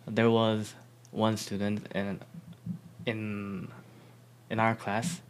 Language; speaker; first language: English; non-native, fluent; Korean